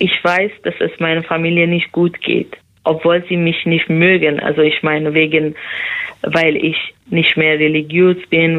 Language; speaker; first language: German; non-native, fluent; Persian